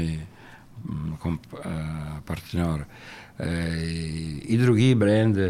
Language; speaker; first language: Russian; non-native, learner; Italian